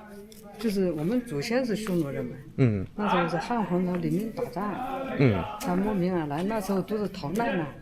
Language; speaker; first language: Chinese; native; Chinese